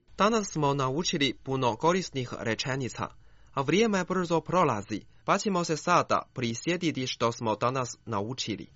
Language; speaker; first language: Croatian; non-native, fluent; Chinese